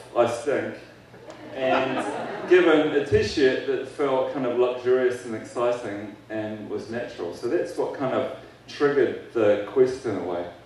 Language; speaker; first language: English; native; English